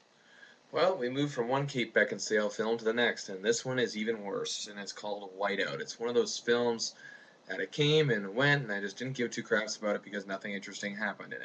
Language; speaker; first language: English; native; English